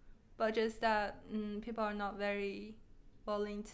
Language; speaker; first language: English; non-native, fluent; Chinese